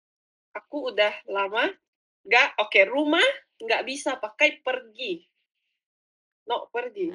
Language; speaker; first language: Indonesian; non-native, fluent; English